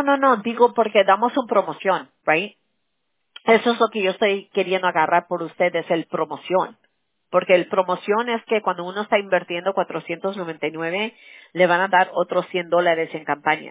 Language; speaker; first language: Spanish; early bilingual, heritage; Spanish